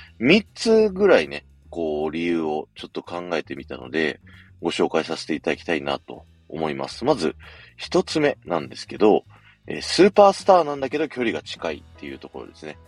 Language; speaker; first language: Japanese; native; Japanese